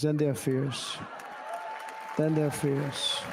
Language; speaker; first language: English; native; English